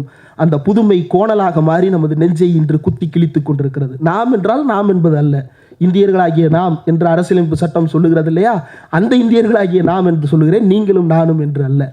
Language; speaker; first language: Tamil; native; Tamil